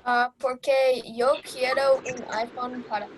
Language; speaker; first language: Spanish; non-native, learner; English